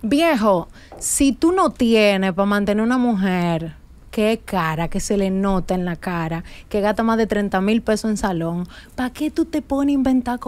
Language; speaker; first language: Spanish; native; Spanish